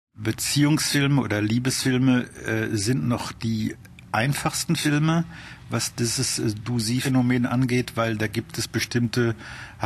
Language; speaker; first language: German; native; German